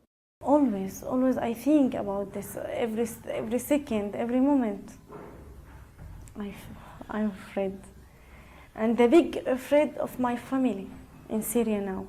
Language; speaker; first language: English; non-native, learner; Arabic